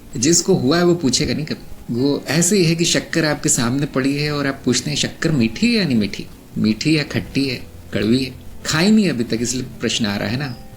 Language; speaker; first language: Hindi; non-native, local second language; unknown